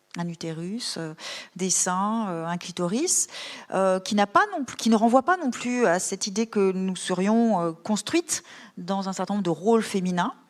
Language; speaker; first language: French; native; French